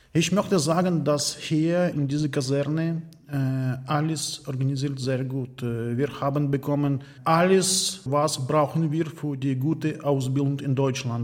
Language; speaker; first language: German; non-native, learner; Ukrainian